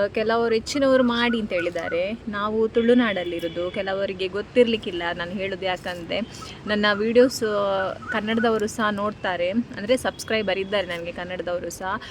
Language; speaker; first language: Kannada; non-native, local second language; Tulu